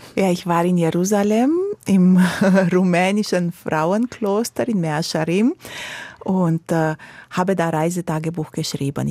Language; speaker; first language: German; non-native, local second language; Romanian